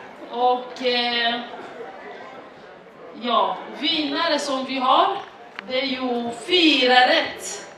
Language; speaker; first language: Swedish; non-native, fluent; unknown